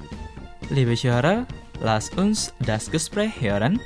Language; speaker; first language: German; non-native, fluent; Indonesian